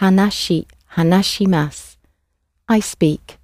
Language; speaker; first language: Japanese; non-native, fluent; English